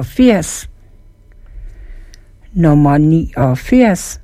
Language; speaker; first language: Danish; native; Danish